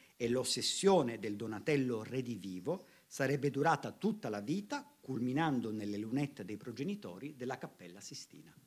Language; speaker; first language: Italian; native; Italian